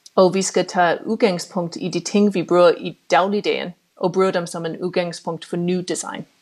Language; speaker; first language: Danish; non-native, fluent; English